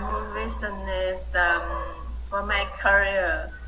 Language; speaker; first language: English; non-native, learner; Vietnamese